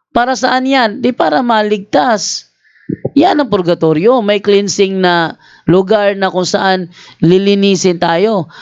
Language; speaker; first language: Filipino; native; Filipino